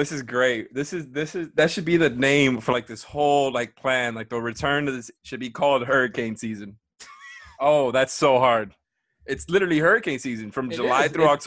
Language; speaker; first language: English; native; English